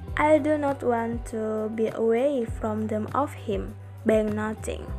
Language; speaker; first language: English; non-native, learner; Indonesian